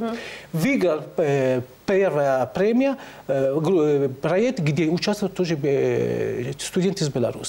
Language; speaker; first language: Russian; non-native, fluent; Italian